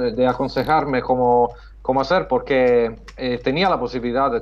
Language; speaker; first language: Spanish; non-native, fluent; Italian